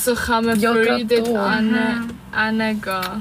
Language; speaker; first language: German; native; German